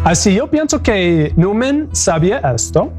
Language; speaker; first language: Spanish; non-native, learner; English